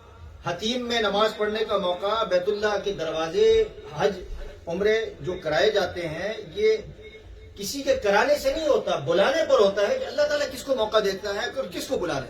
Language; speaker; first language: Urdu; native; Urdu